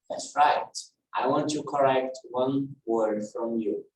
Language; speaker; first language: English; non-native, fluent; Portuguese